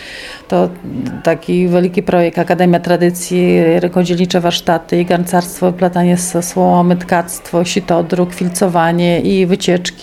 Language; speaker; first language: Polish; non-native, local second language; Ukrainian